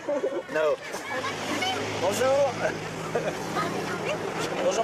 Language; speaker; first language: French; native; French